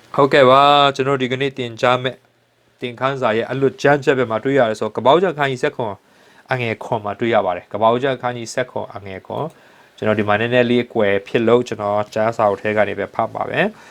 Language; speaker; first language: Burmese; non-native, local second language; Hakha Chin